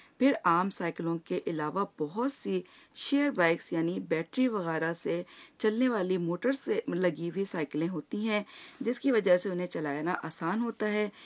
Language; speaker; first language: Urdu; native; Urdu